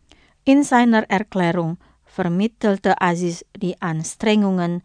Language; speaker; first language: German; non-native, fluent; Indonesian